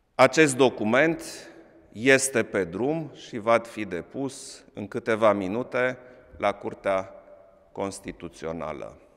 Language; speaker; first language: Romanian; non-native, local second language; German